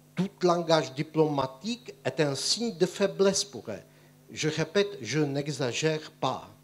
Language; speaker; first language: French; non-native, fluent; Czech